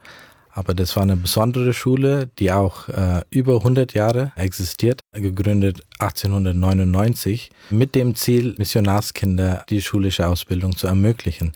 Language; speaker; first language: German; early bilingual, heritage; German